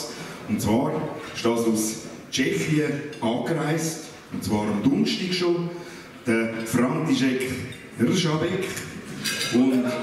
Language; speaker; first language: German; native; German